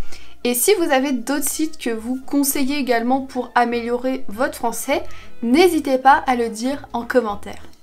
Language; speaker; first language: French; native; French